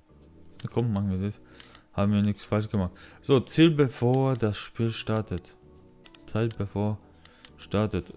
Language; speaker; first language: German; non-native, learner; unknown